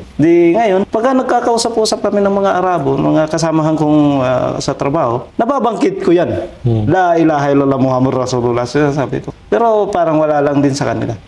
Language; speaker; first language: Filipino; non-native, local second language; Waray